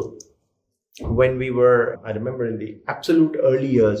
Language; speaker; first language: English; non-native, local second language; Hindi